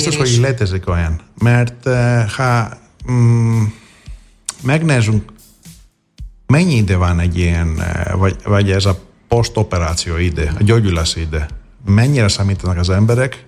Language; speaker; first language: Hungarian; non-native, fluent; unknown